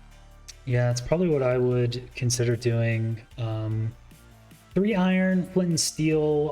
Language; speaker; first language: English; native; English